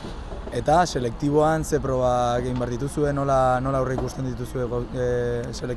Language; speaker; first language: Basque; native; Basque